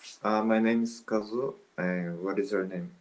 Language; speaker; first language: English; non-native, learner; Portuguese